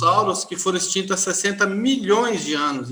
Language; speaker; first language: Portuguese; native; Portuguese